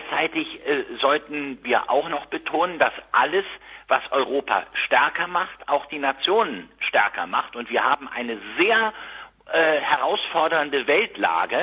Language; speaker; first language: German; native; German